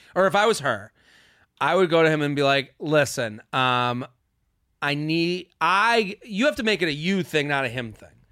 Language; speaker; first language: English; native; English